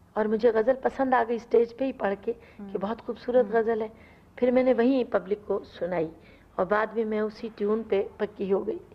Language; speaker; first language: Urdu; non-native, local second language; Punjabi